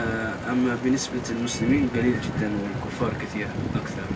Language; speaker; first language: Arabic; non-native, learner; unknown